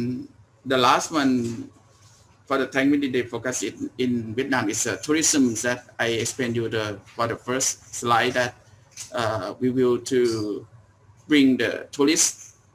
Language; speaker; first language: English; non-native, learner; Thai